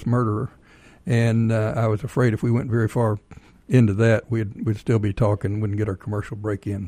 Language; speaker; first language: English; native; English